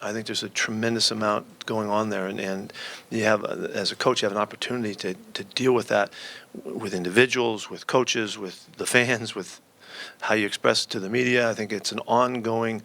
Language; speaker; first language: English; native; English